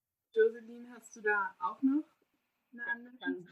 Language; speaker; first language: German; native; German